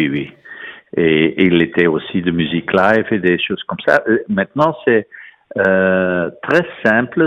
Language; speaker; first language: French; non-native, fluent; Dutch